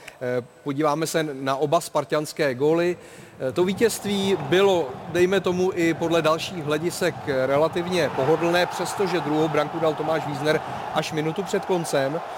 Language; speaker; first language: Czech; native; Czech